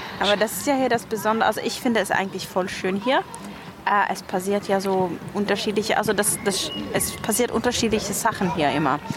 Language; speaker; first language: German; non-native, fluent; Norwegian